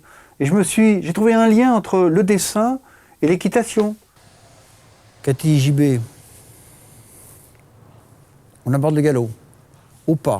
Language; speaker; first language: French; native; French